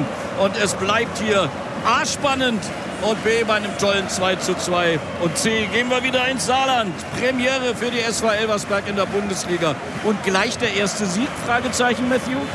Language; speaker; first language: German; native; German